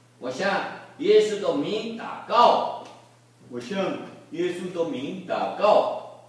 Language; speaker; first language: Chinese; non-native, learner; Korean